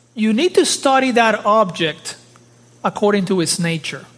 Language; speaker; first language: English; early bilingual, other home language; Spanish